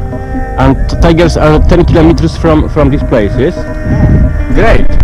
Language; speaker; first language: English; non-native, learner; Polish